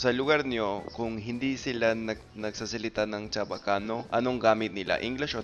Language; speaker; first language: Filipino; non-native, fluent; English